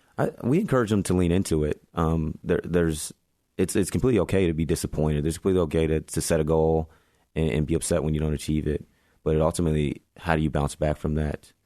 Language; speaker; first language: English; native; English